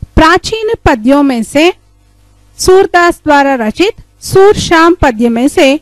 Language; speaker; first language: Hindi; non-native, local second language; Kannada